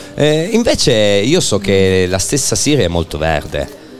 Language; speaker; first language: Italian; native; Italian